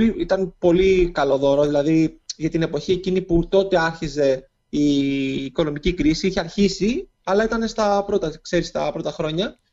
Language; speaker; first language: Greek; native; Greek